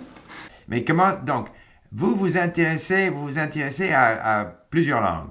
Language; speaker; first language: French; non-native, fluent; English